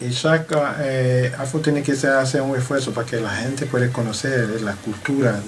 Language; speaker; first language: Spanish; non-native, learner; French